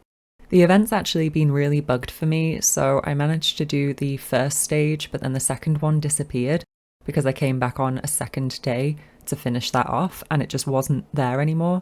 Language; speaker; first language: English; native; English